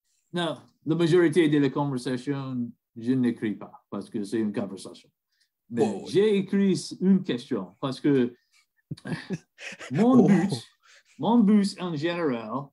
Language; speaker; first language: French; non-native, learner; English